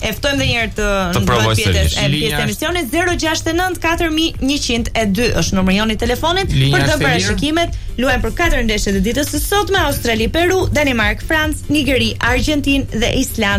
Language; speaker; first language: Albanian; native; Albanian